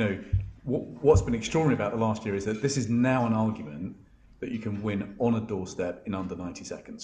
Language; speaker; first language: English; native; English